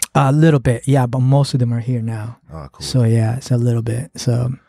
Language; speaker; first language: English; early bilingual, other home language; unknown